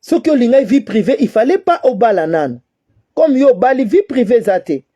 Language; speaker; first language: French; non-native, local second language; Lingala